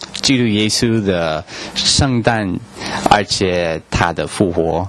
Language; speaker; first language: Chinese; non-native, learner; English